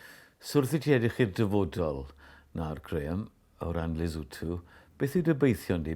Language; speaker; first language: Welsh; native; Welsh